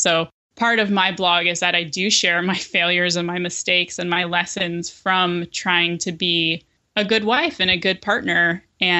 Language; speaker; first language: English; native; English